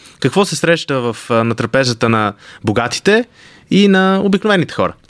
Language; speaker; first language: Bulgarian; native; Bulgarian